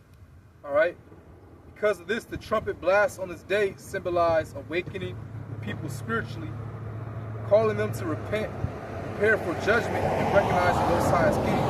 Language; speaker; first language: English; native; English